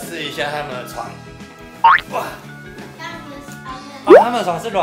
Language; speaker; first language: Chinese; native; Chinese